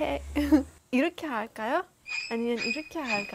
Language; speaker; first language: Korean; non-native, fluent; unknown